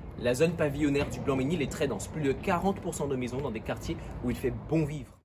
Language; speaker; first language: French; native; French